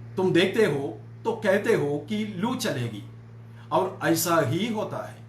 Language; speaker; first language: Hindi; non-native, local second language; Malayalam